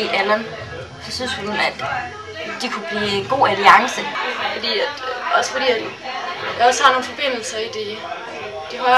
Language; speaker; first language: Danish; native; Danish